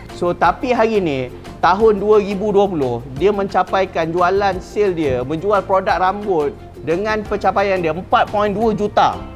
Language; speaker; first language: Malay; native; Malay